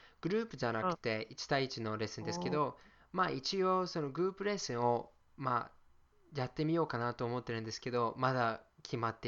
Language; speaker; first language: Japanese; non-native, fluent; English